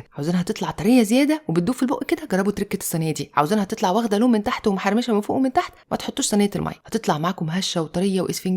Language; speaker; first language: Arabic; native; Arabic